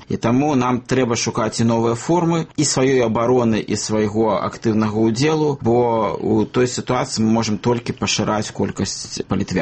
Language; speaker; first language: Belarusian; native; Belarusian